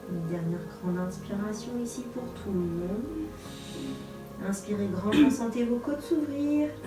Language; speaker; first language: French; native; French